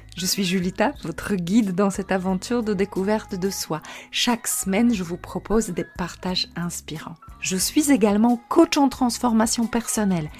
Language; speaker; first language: French; non-native, fluent; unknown